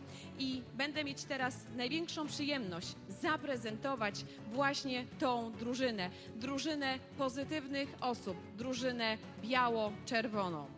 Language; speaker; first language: Polish; native; Polish